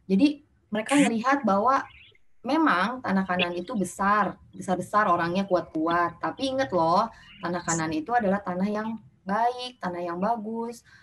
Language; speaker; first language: Indonesian; native; Indonesian